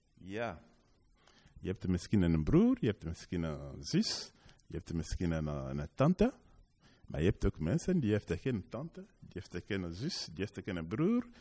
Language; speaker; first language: Dutch; non-native, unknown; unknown